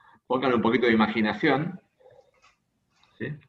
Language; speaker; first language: Spanish; native; Spanish